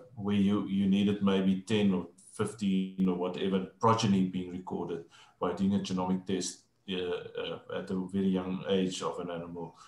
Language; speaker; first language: English; non-native, local second language; Afrikaans